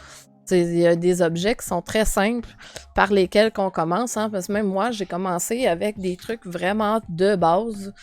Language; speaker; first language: French; native; French